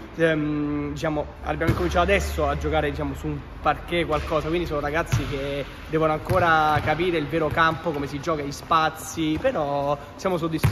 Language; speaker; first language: Italian; native; Italian